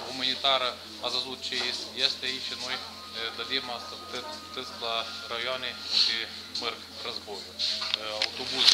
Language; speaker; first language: Romanian; early bilingual, heritage; Romanian